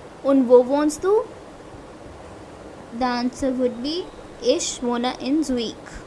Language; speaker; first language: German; non-native, fluent; Hindi